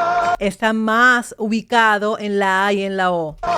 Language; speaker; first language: Spanish; native; Spanish